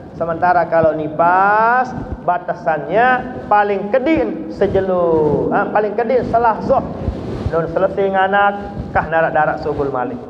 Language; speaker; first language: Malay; non-native, local second language; Sasak